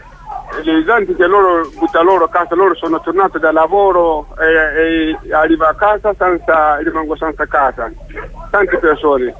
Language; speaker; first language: Italian; non-native, local second language; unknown